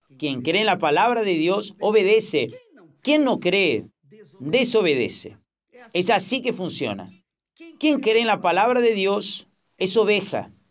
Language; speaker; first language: Spanish; non-native, fluent; Portuguese